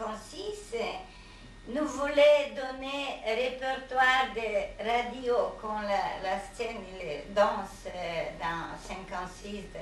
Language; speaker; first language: French; non-native, fluent; Hungarian